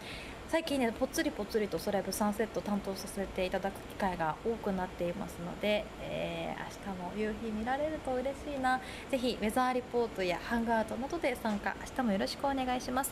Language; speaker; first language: Japanese; native; Japanese